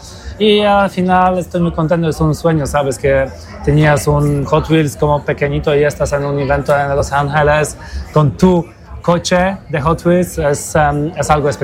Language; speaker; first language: Spanish; non-native, learner; Polish